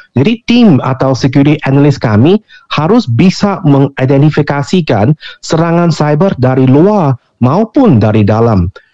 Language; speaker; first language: Indonesian; non-native, fluent; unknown